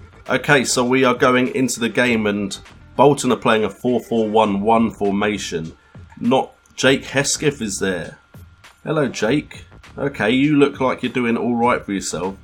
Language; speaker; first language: English; native; English